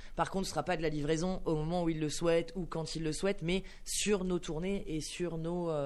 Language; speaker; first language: French; native; French